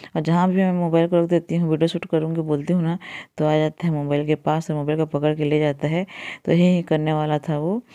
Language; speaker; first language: Hindi; non-native, local second language; Odia